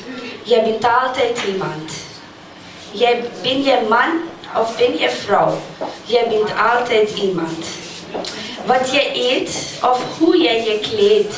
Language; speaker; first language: Dutch; non-native, learner; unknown